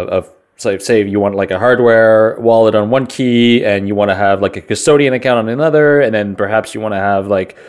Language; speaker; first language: English; native; English